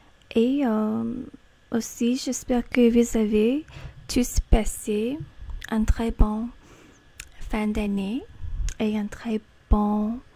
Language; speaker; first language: French; non-native, fluent; English